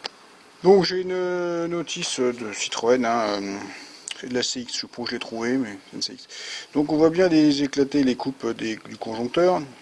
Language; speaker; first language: French; native; French